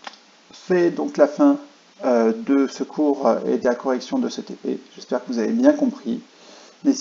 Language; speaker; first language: French; native; French